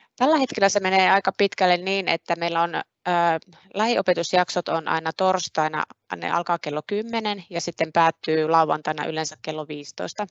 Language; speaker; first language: Finnish; native; Finnish